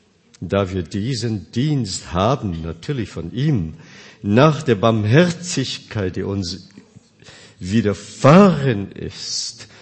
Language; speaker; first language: German; non-native, fluent; Korean